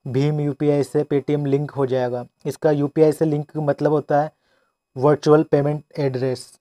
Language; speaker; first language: Hindi; non-native, local second language; Gujarati